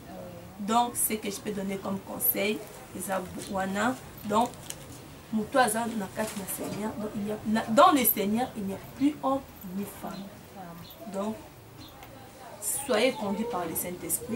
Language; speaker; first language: French; non-native, local second language; Lingala